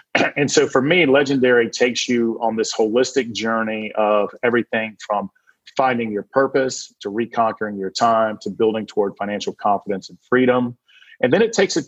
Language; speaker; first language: English; native; English